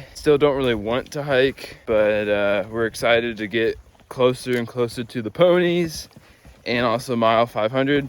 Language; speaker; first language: English; native; English